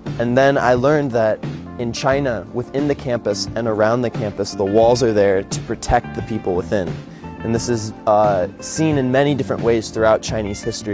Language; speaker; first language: English; native; English